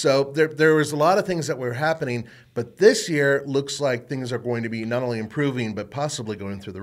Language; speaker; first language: English; native; English